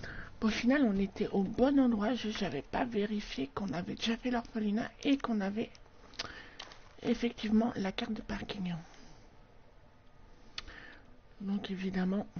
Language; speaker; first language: French; native; French